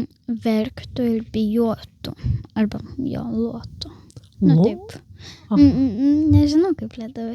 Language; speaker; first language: Lithuanian; early bilingual, heritage; Lithuanian